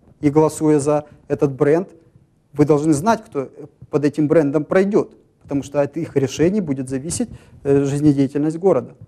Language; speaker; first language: Russian; native; Russian